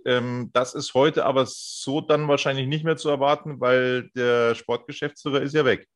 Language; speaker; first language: German; native; German